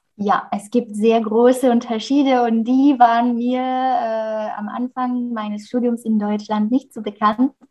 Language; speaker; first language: German; non-native, fluent; French